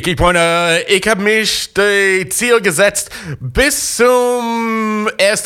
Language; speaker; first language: German; non-native, fluent; English